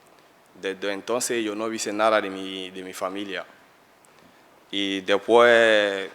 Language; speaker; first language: Spanish; non-native, learner; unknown